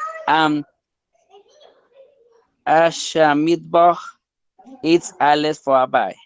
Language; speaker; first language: German; non-native, learner; Spanish